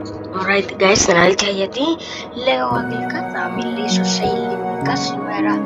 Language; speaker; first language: Greek; early bilingual, heritage; Greek